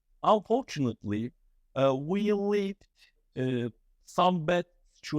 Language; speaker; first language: English; non-native, fluent; Turkish